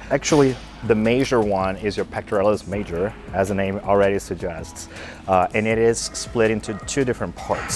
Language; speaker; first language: English; non-native, fluent; Portuguese